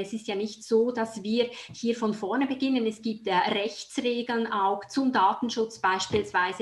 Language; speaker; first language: German; native; German